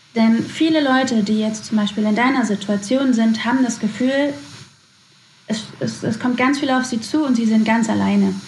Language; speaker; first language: German; native; German